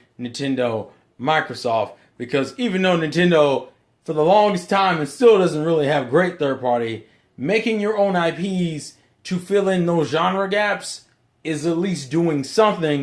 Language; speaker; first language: English; native; English